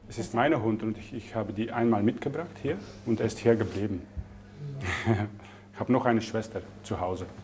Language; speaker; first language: German; non-native, fluent; Hungarian